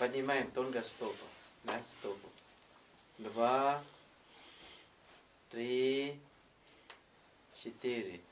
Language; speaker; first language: Russian; non-native, fluent; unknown